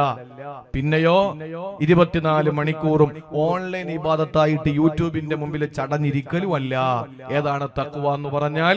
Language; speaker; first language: Malayalam; native; Malayalam